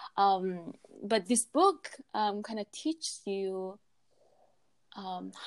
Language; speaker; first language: English; non-native, fluent; Mongolian